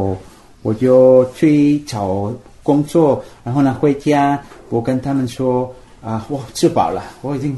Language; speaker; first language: Chinese; non-native, fluent; Spanish